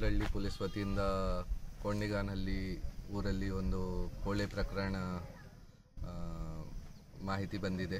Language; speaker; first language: Kannada; non-native, learner; Hindi